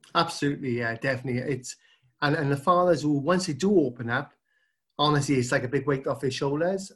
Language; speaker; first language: English; native; English